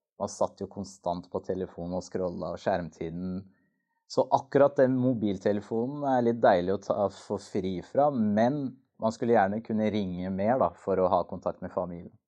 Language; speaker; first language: Norwegian; native; Norwegian